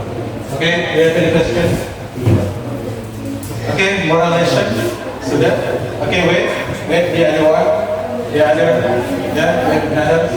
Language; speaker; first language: English; non-native, fluent; Indonesian